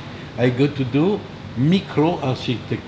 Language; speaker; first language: English; non-native, learner; French